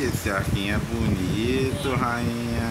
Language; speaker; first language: Portuguese; native; Portuguese